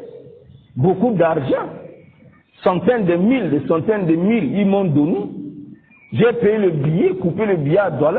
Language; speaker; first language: French; non-native, local second language; Lingala